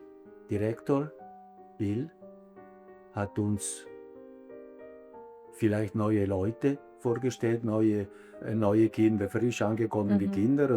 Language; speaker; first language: German; early bilingual, other home language; Italian